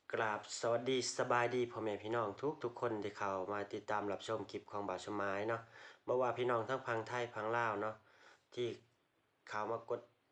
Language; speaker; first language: Thai; non-native, local second language; Lao